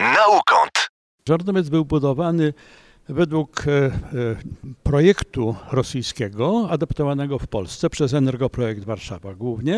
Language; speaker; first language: Polish; native; Polish